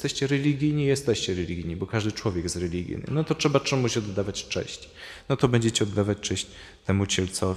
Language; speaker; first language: Polish; native; Polish